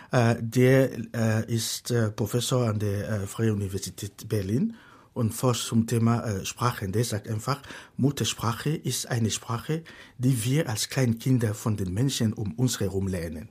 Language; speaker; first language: German; non-native, fluent; Fon